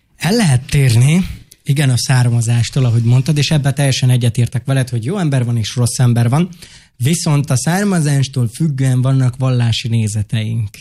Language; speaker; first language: Hungarian; native; Hungarian